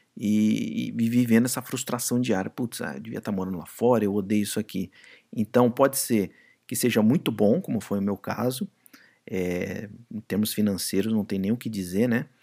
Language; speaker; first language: Portuguese; native; Portuguese